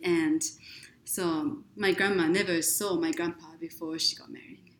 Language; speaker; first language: English; non-native, fluent; Japanese